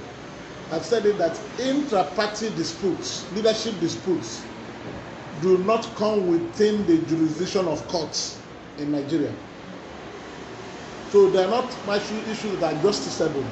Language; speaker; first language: English; non-native, local second language; Igbo